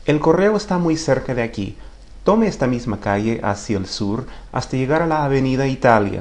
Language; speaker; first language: Spanish; non-native, fluent; English